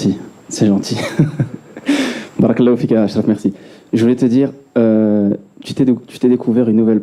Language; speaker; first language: French; native; French